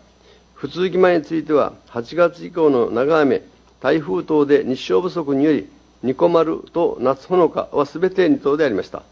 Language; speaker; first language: Japanese; native; Japanese